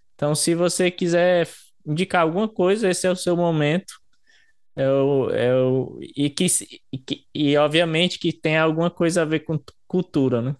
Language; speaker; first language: Portuguese; native; Portuguese